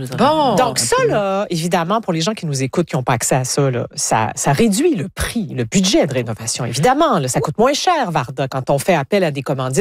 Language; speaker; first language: French; native; French